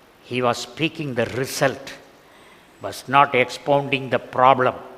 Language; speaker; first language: English; non-native, local second language; Tamil